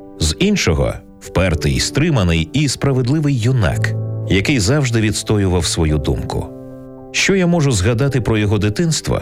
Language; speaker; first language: Ukrainian; native; Ukrainian